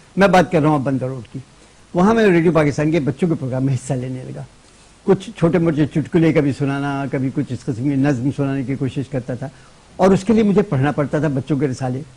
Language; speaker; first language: Urdu; native; Urdu